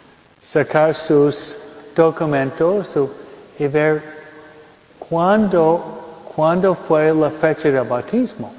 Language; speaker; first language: Spanish; non-native, fluent; English